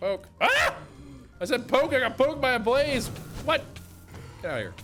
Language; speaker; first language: English; native; English